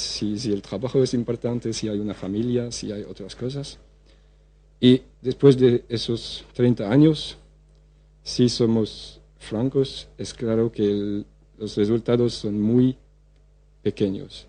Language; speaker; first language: Spanish; non-native, fluent; French